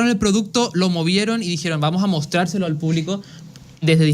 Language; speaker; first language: Spanish; native; Spanish